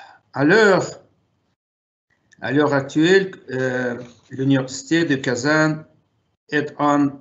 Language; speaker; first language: French; non-native, fluent; Russian